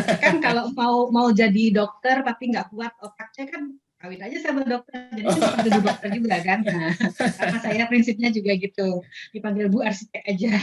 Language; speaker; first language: Indonesian; native; Indonesian